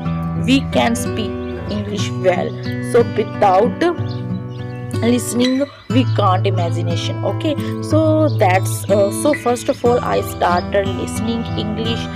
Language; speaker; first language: English; non-native, learner; Hindi